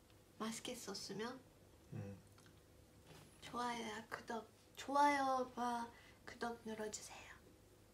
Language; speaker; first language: Korean; non-native, fluent; Japanese